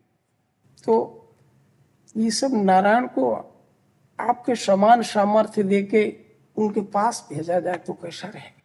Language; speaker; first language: Hindi; native; Hindi